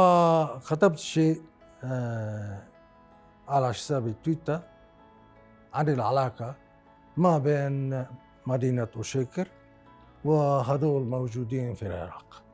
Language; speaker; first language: Arabic; non-native, fluent; Japanese